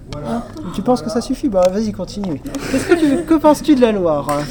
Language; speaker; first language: French; native; French